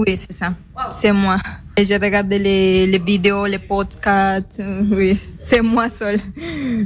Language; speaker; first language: French; non-native, learner; Spanish